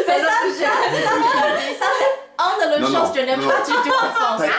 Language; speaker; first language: French; non-native, fluent; Chinese